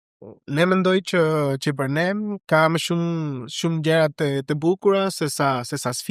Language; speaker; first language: Albanian; non-native, learner; Spanish